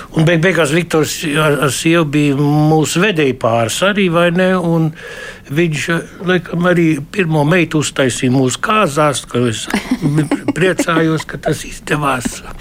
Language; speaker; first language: Latvian; early bilingual, heritage; Latvian